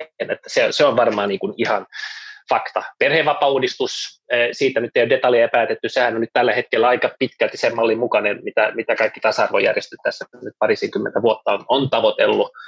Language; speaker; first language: Finnish; non-native, local second language; Swedish